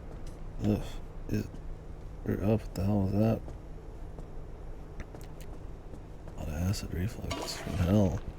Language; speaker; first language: English; native; English